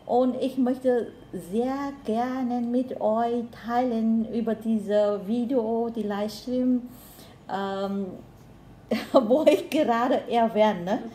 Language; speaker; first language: German; non-native, learner; Vietnamese